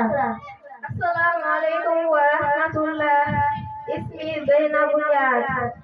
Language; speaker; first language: Arabic; non-native, learner; Fula